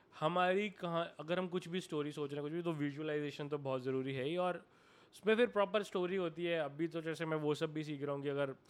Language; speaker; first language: Hindi; native; Hindi